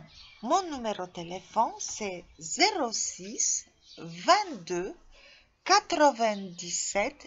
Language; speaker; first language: French; non-native, fluent; Polish